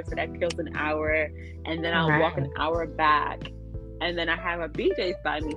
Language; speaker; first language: English; early bilingual, other home language; Akan